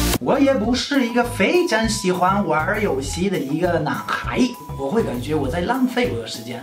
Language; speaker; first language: Chinese; non-native, fluent; Spanish